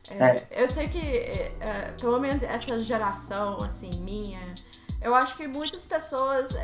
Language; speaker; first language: Portuguese; early bilingual, heritage; Portuguese